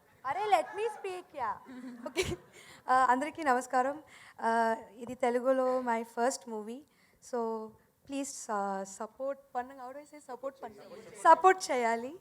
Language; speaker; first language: Telugu; non-native, learner; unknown